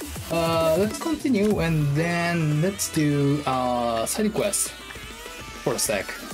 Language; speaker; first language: English; non-native, fluent; Japanese